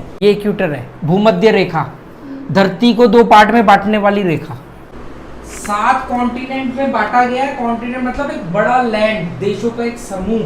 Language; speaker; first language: Hindi; native; Hindi